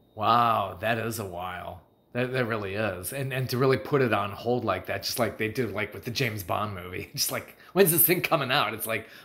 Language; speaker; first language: English; native; English